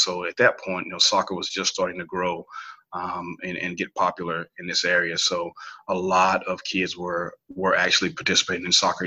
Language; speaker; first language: English; native; English